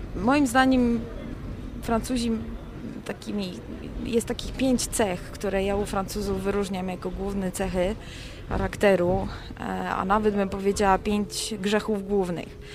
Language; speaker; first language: Polish; native; Polish